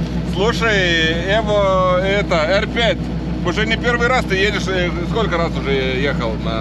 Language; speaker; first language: Russian; non-native, fluent; Lithuanian